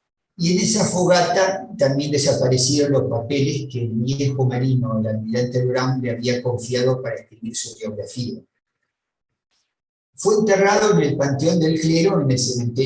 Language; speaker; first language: Spanish; native; Spanish